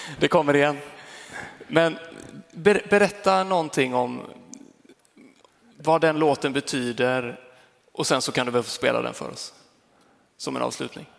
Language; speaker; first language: Swedish; native; Swedish